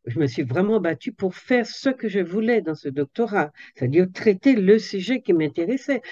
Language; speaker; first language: French; native; French